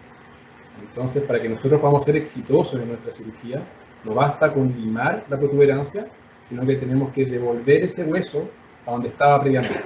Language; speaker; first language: Spanish; native; Spanish